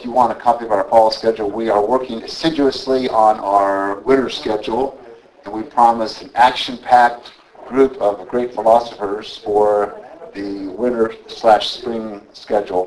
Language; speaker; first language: English; native; English